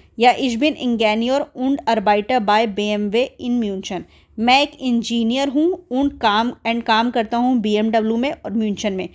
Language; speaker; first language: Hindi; native; Hindi